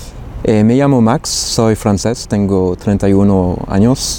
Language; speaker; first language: Spanish; non-native, fluent; French